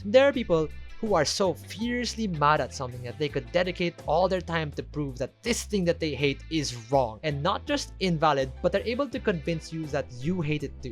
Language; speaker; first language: English; native; English